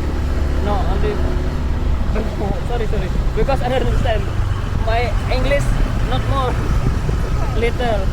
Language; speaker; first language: English; non-native, learner; Indonesian